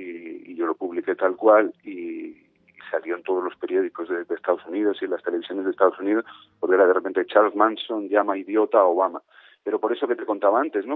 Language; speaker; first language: Spanish; native; Spanish